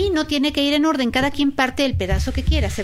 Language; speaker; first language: Spanish; native; Spanish